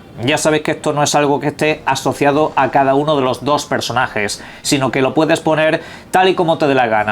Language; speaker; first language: Spanish; native; Spanish